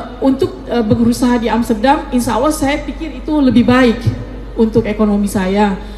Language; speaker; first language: Indonesian; native; Indonesian